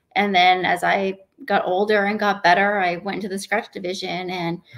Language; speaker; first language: English; native; English